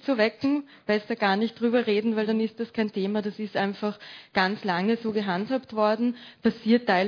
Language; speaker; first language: German; native; German